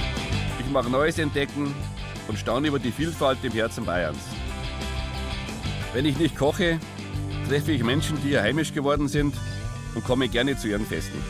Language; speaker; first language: German; native; German